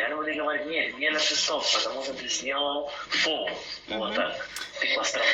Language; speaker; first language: Russian; non-native, learner; Portuguese